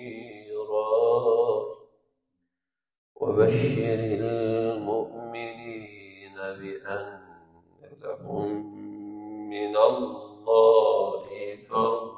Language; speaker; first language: Arabic; native; Arabic